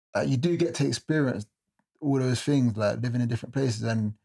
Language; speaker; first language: English; native; English